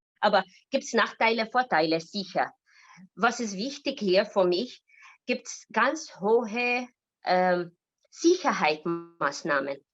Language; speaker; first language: German; non-native, learner; Arabic